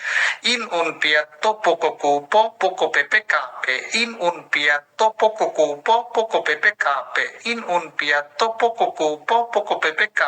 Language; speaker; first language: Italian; non-native, fluent; Bangla